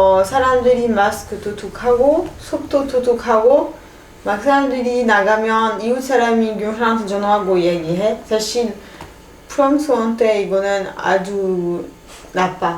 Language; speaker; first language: Korean; non-native, fluent; French